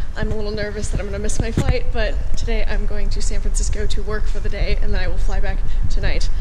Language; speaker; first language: English; native; English